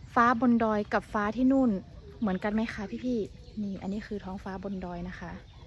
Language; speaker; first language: Thai; non-native, local second language; Karen languages